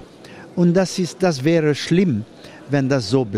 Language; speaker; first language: German; non-native, fluent; Arabic